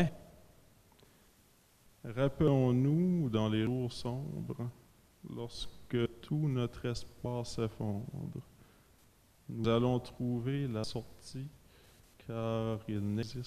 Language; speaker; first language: French; native; French